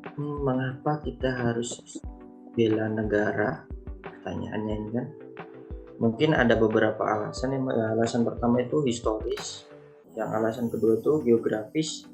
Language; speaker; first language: Indonesian; native; Indonesian